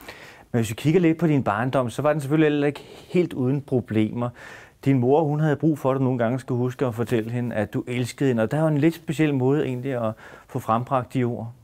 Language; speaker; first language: Danish; native; Danish